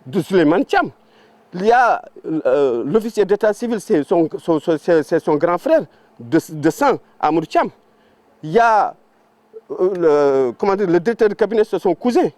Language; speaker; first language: French; non-native, local second language; Fula